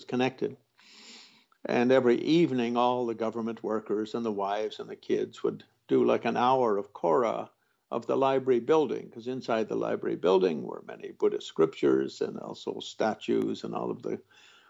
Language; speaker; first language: English; native; English